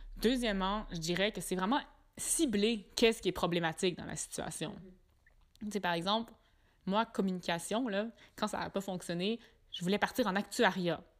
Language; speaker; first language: French; native; French